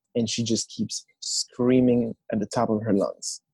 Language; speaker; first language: English; non-native, fluent; Haitian Creole